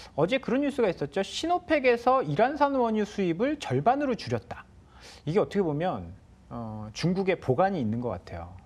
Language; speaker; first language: Korean; native; Korean